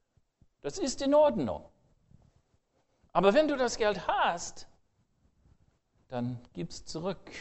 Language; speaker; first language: German; non-native, fluent; English